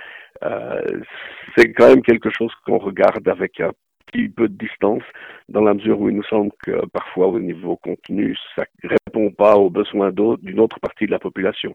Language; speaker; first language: French; native; French